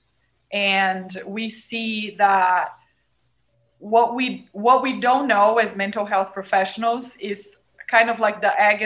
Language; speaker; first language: English; non-native, fluent; Portuguese